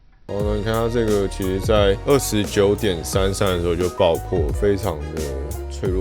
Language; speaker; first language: Chinese; native; Chinese